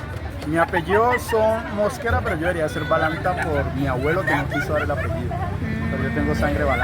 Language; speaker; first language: Spanish; native; Spanish